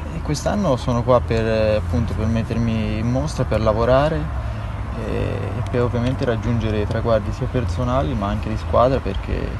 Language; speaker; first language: Italian; native; Italian